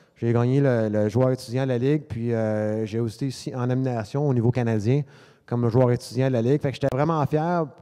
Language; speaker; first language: French; native; French